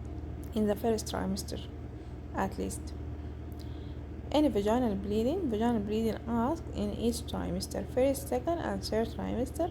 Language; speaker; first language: English; non-native, local second language; Arabic